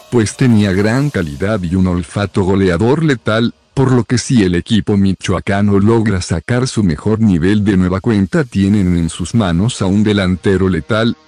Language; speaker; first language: Spanish; native; Spanish